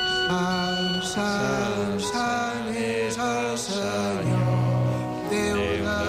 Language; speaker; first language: Catalan; native; Catalan